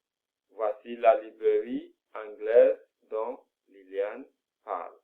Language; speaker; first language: French; non-native, fluent; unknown